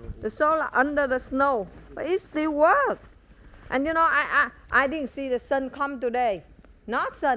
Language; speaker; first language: English; non-native, learner; Vietnamese